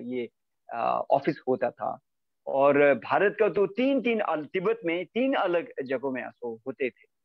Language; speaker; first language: Hindi; native; Hindi